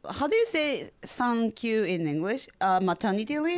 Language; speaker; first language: English; non-native, learner; Japanese